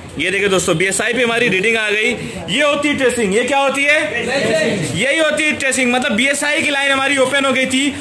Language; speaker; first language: Hindi; native; Hindi